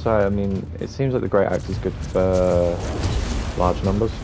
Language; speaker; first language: English; native; English